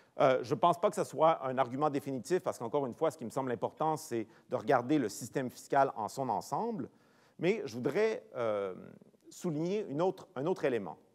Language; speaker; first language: French; native; French